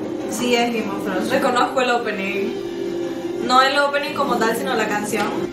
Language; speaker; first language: Spanish; native; Spanish